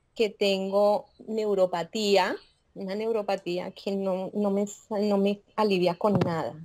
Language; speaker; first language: Spanish; native; Spanish